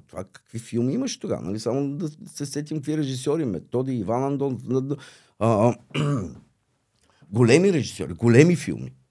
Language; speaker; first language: Bulgarian; native; Bulgarian